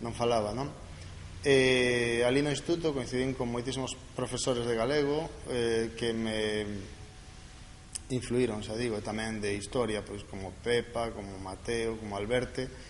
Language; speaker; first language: Galician; non-native, local second language; Spanish